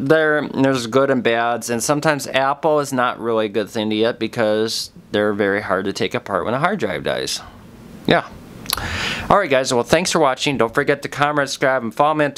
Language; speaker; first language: English; native; English